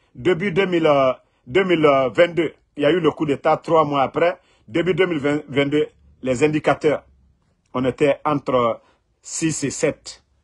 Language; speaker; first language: French; non-native, local second language; Mandingo